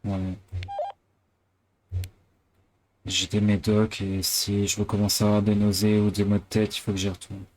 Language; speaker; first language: French; native; French